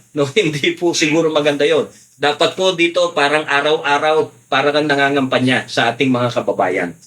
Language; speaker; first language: Filipino; non-native, local second language; Pampanga